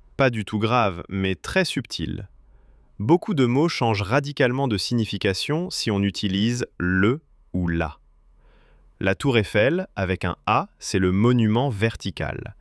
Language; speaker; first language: French; native; French